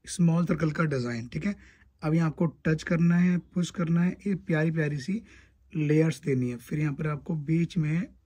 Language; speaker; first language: Hindi; native; Hindi